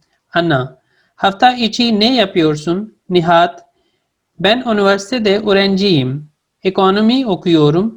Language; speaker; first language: Turkish; non-native, fluent; Urdu